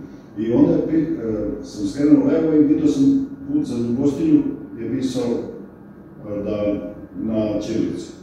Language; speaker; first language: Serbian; early bilingual, heritage; Serbian